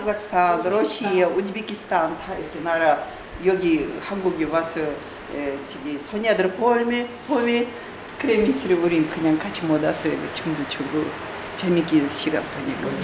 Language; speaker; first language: Korean; non-native, local second language; Russian